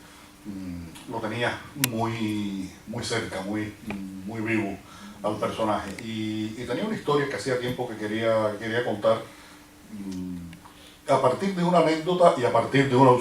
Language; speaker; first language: Spanish; native; Spanish